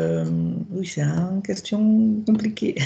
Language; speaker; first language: French; non-native, learner; Portuguese